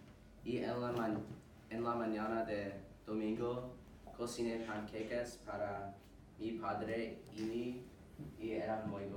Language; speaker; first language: Spanish; non-native, learner; English